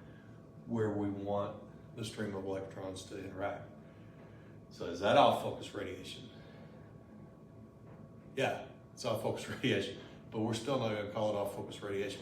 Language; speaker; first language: English; native; English